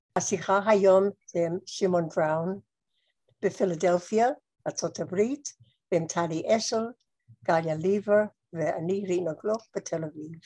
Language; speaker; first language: Hebrew; native; Hebrew